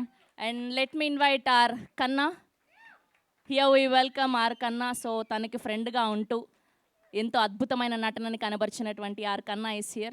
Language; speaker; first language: Telugu; native; Telugu